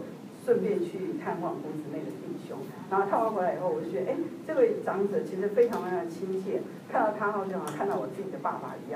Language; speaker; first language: Chinese; native; Chinese